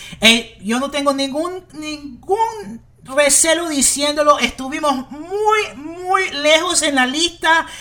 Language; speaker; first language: Spanish; early bilingual, heritage; English